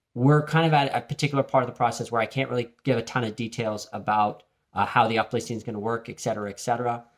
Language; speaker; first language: English; early bilingual, other home language; French